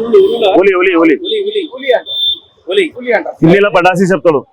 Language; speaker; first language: Telugu; non-native, local second language; Urdu